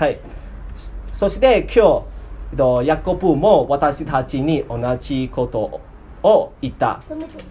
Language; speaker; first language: Japanese; non-native, learner; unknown